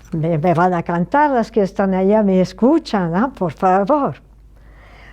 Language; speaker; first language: Spanish; non-native, fluent; French